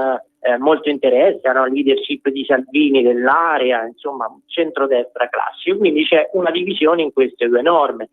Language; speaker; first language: Italian; native; Italian